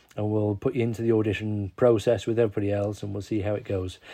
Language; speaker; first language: English; native; English